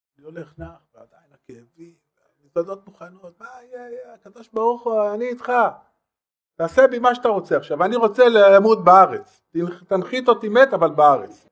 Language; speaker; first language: Hebrew; non-native, fluent; French